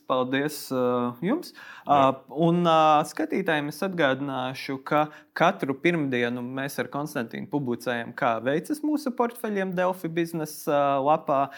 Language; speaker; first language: Latvian; native; Latvian